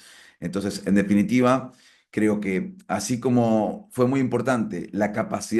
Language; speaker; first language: Spanish; native; Spanish